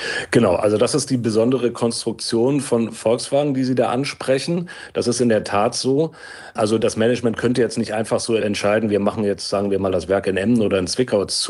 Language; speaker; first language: German; native; German